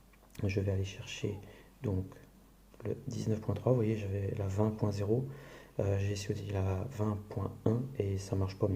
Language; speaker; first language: French; native; French